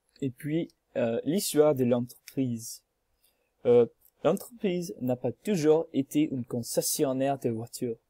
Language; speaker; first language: French; non-native, learner; English